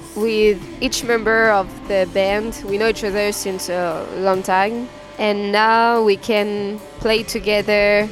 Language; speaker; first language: English; non-native, fluent; French